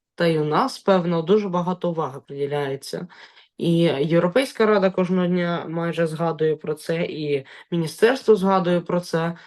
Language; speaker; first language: Ukrainian; native; Ukrainian